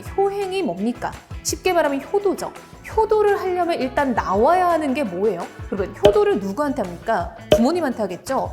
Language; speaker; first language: Korean; native; Korean